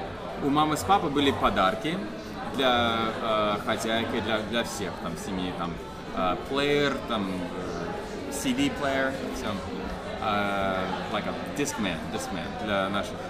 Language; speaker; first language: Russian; non-native, fluent; English